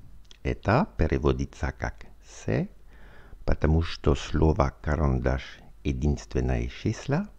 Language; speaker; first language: Russian; non-native, learner; French